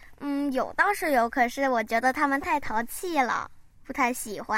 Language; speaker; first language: Chinese; early bilingual, heritage; Chinese